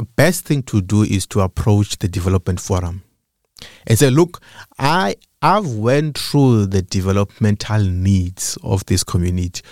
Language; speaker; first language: English; non-native, local second language; Xhosa